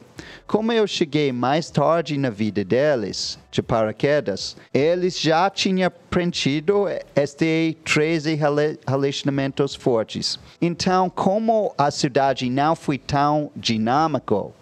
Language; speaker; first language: Portuguese; non-native, fluent; English